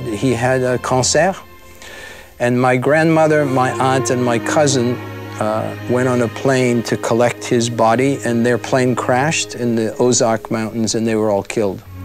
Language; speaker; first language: English; native; English